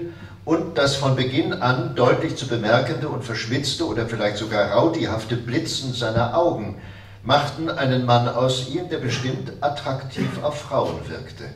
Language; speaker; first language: German; native; German